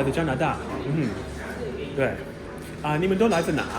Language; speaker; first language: Chinese; non-native, learner; English